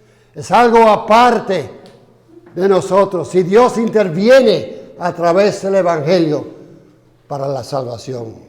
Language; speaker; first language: Spanish; non-native, fluent; English